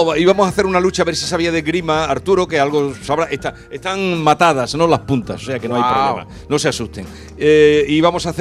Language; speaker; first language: Spanish; native; Spanish